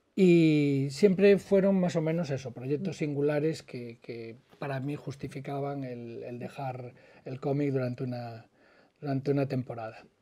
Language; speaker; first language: Spanish; native; Spanish